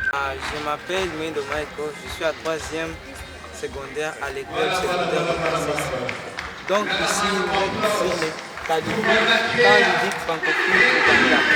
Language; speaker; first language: French; non-native, learner; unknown